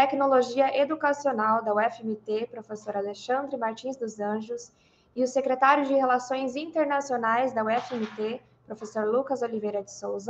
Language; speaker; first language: Portuguese; native; Portuguese